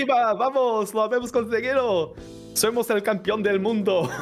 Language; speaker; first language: Spanish; non-native, learner; Portuguese